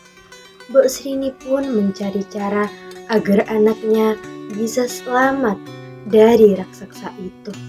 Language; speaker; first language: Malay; non-native, local second language; Javanese